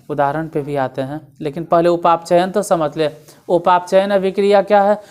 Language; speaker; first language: Hindi; native; Hindi